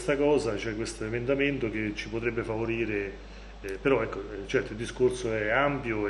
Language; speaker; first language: Italian; native; Italian